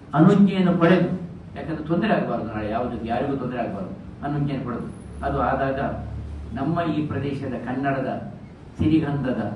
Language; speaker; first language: Kannada; non-native, local second language; Tulu